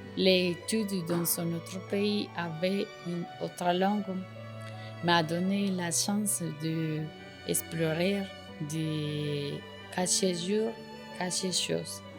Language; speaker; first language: French; non-native, learner; Spanish